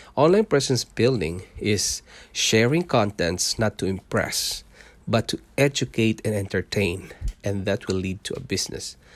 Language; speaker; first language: English; non-native, local second language; Cebuano